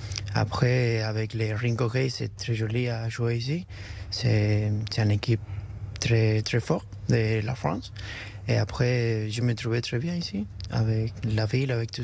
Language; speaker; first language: French; non-native, learner; Spanish